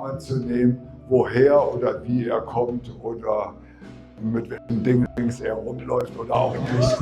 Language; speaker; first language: German; native; German